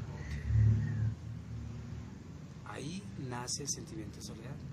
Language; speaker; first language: Spanish; native; Spanish